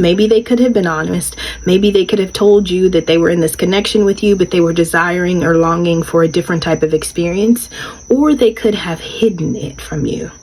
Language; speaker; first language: English; native; English